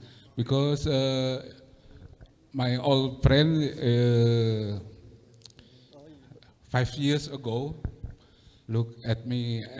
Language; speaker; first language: English; non-native, learner; Indonesian